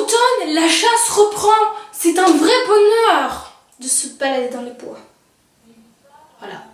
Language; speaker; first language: French; native; French